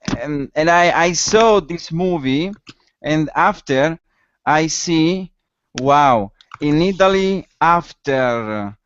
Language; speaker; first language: English; non-native, learner; Italian